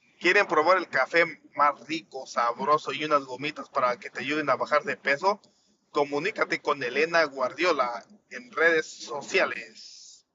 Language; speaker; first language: Spanish; native; Spanish